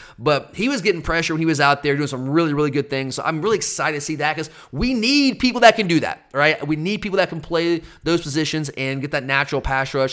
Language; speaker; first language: English; native; English